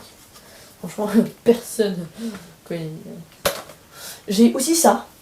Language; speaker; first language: French; native; French